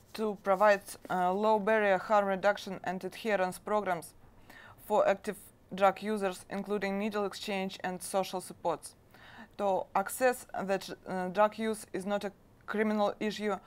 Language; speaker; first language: English; non-native, learner; Russian